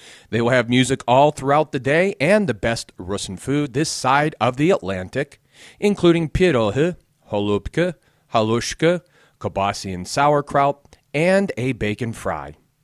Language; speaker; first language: English; native; English